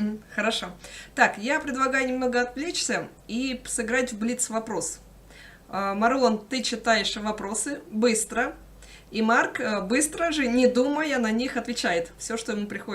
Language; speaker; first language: Russian; native; Russian